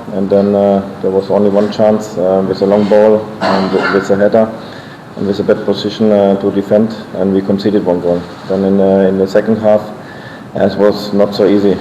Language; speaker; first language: English; non-native, fluent; German